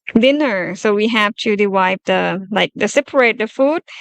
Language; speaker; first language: English; non-native, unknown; Thai